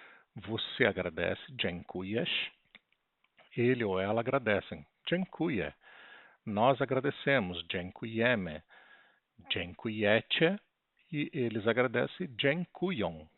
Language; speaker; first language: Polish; non-native, learner; Portuguese